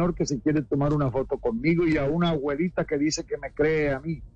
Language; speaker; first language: Spanish; native; Spanish